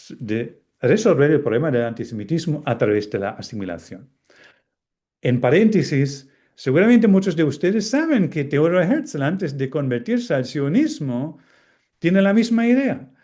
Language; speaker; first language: Spanish; non-native, fluent; German